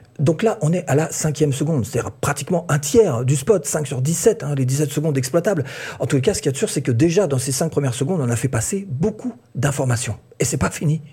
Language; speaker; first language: French; native; French